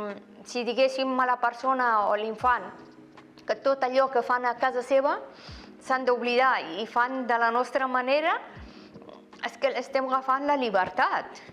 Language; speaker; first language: Catalan; non-native, fluent; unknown